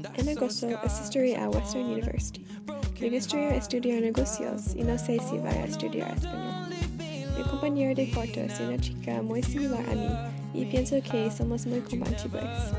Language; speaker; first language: Spanish; non-native, learner; English